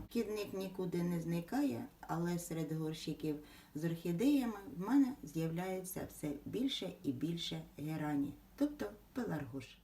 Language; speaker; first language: Ukrainian; native; Ukrainian